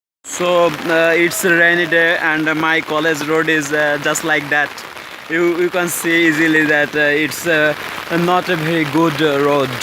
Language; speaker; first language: English; non-native, local second language; Bangla